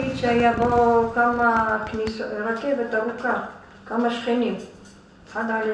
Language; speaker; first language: Hebrew; non-native, fluent; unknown